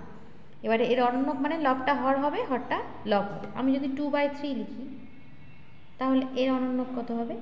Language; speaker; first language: Bangla; native; Bangla